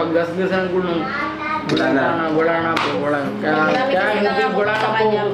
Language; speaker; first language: Filipino; non-native, learner; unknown